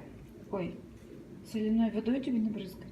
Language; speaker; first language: Russian; native; Russian